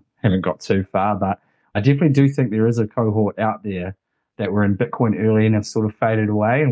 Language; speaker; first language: English; native; English